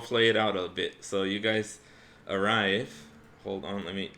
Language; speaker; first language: English; native; English